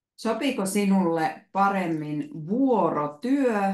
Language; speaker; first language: Finnish; native; Finnish